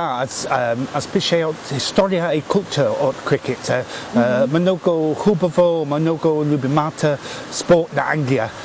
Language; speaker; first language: Bulgarian; non-native, learner; English